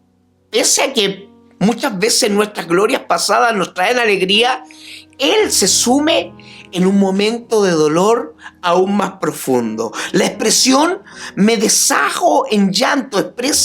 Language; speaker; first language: Spanish; native; Spanish